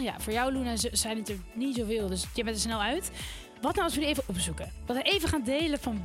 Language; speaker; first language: Dutch; native; Dutch